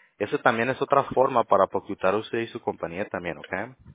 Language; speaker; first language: Spanish; early bilingual, heritage; Spanish